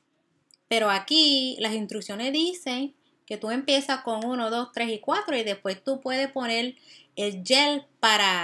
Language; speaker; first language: Spanish; early bilingual, heritage; Spanish